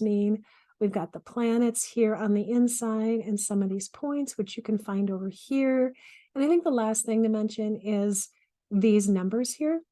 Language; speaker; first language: English; native; English